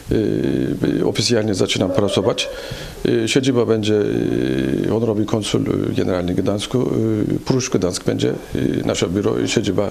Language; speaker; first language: Polish; non-native, learner; Turkish